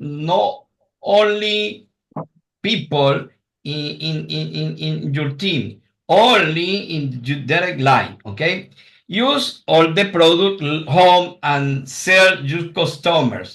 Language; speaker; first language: English; non-native, learner; Spanish